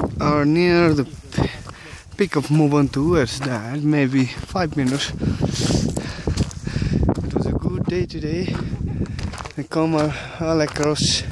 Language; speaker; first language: English; non-native, learner; French